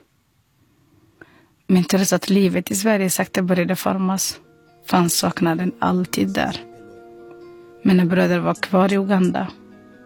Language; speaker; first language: Swedish; non-native, fluent; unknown